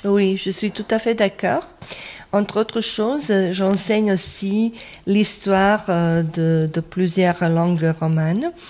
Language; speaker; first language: French; non-native, fluent; Croatian